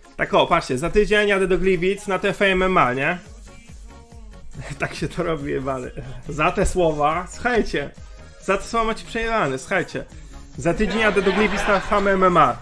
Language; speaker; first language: Polish; native; Polish